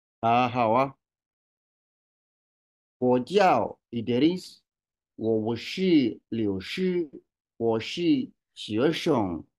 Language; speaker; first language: Chinese; non-native, learner; Swahili